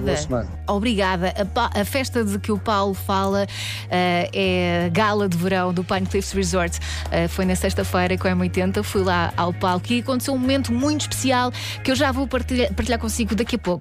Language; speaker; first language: Portuguese; native; Portuguese